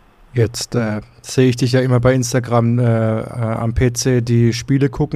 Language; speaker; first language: German; native; German